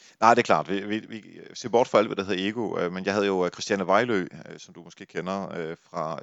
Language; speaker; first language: Danish; native; Danish